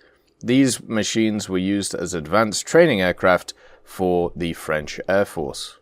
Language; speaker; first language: English; native; English